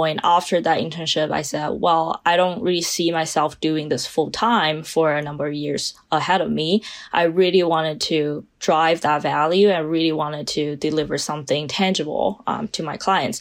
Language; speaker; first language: English; non-native, fluent; Chinese